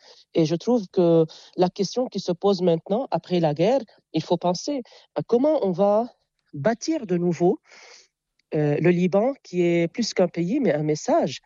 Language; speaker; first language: French; non-native, local second language; Arabic